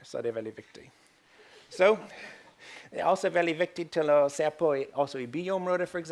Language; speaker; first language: Norwegian; non-native, fluent; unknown